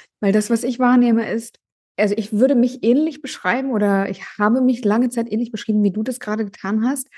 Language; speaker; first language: German; native; German